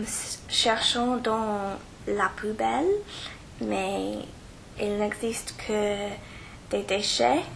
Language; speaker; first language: French; non-native, learner; English